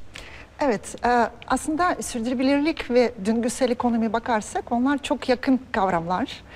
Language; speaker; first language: Turkish; non-native, fluent; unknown